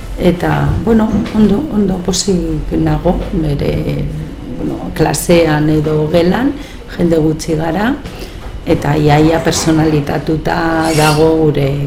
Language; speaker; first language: Basque; non-native, learner; Spanish